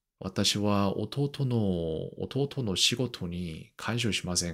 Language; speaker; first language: Japanese; non-native, learner; Korean